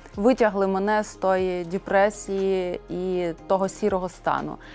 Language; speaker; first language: Ukrainian; non-native, local second language; Russian